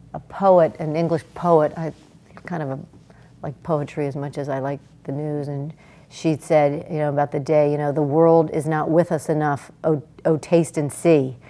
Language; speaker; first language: English; native; English